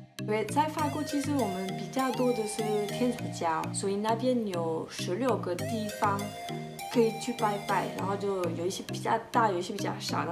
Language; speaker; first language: Chinese; non-native, fluent; French